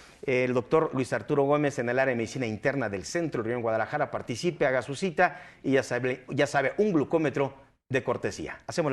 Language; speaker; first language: Spanish; native; Spanish